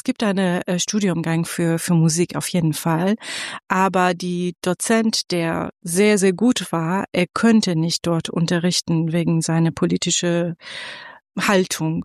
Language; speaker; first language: German; non-native, fluent; Persian